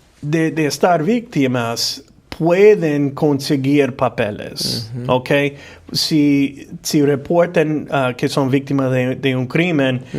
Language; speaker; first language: Spanish; non-native, fluent; English